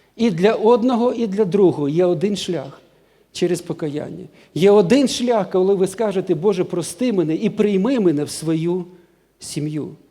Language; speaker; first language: Ukrainian; non-native, local second language; Russian